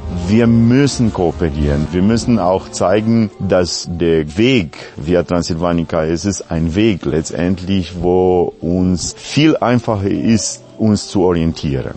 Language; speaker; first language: German; non-native, fluent; Romanian